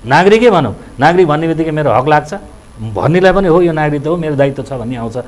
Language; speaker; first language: Nepali; native; Nepali